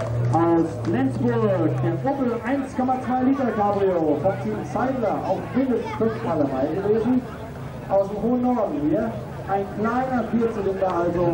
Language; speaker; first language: German; native; German